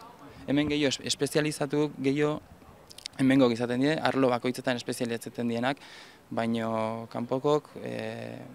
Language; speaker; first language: Basque; native; Basque